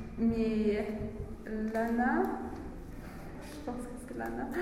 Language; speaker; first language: French; non-native, learner; English